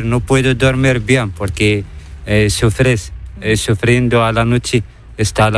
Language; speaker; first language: Spanish; non-native, learner; Arabic